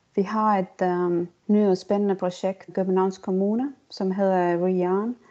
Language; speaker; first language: Danish; non-native, fluent; Estonian